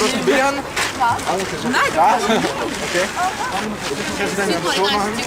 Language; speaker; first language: German; non-native, learner; French